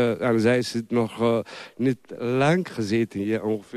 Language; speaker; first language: Dutch; non-native, learner; Somali